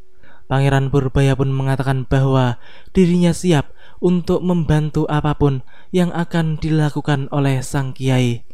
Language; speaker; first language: Indonesian; native; Indonesian